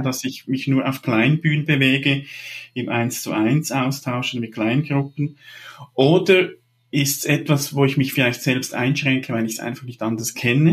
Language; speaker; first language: German; native; German